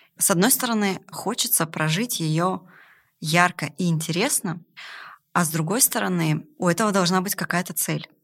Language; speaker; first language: Russian; native; Russian